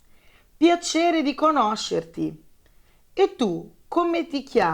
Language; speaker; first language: Italian; non-native, fluent; Portuguese